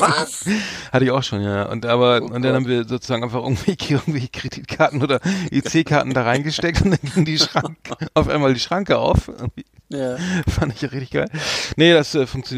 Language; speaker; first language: German; native; German